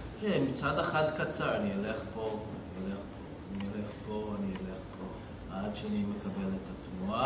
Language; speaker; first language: Hebrew; non-native, fluent; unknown